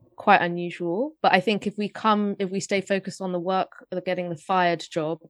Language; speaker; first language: English; native; English